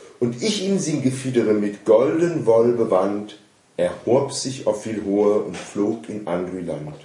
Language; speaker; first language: German; native; German